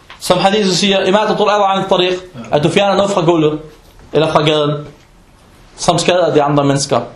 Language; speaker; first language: Danish; non-native, fluent; Arabic